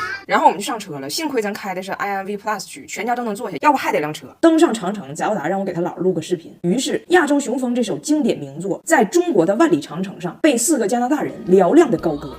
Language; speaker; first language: Chinese; native; Chinese